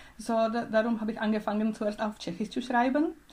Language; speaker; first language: German; non-native, learner; Czech